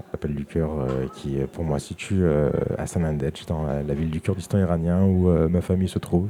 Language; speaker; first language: French; native; French